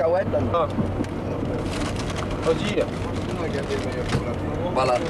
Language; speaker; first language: French; native; French